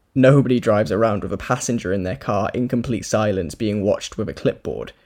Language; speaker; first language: English; native; English